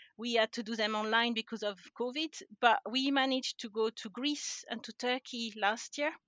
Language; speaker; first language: English; non-native, fluent; French